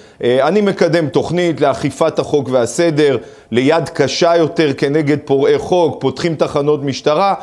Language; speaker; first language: Hebrew; native; Hebrew